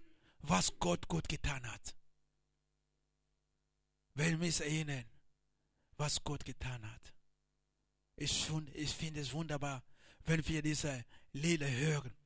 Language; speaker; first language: German; non-native, learner; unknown